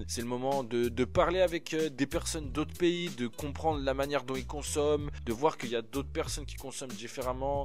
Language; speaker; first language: French; native; French